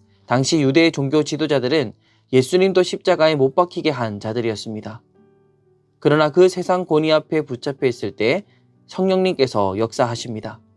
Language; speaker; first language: Korean; native; Korean